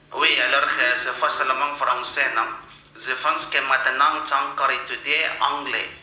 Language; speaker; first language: French; non-native, learner; Indonesian